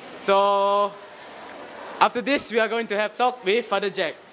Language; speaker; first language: English; non-native, local second language; Malay